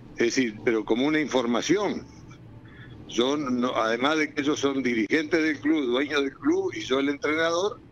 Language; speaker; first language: Spanish; native; Spanish